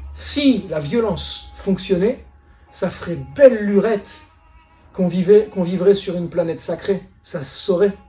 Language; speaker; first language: French; native; French